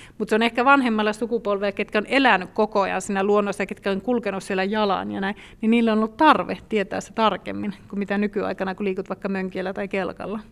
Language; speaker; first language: Finnish; native; Finnish